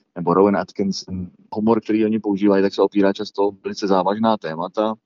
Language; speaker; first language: Czech; early bilingual, heritage; Czech